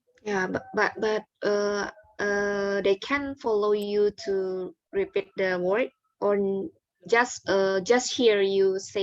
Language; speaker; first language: English; non-native, learner; Indonesian